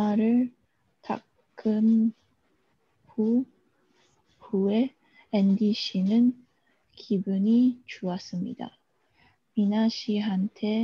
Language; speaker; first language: Korean; non-native, learner; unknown